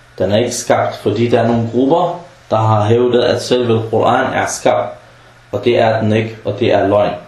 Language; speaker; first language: Danish; early bilingual, other home language; Arabic